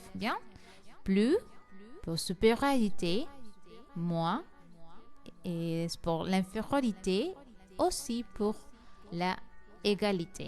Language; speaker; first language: French; non-native, learner; Spanish